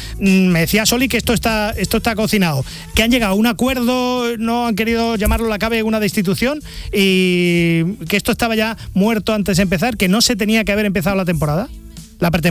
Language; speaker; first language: Spanish; native; Spanish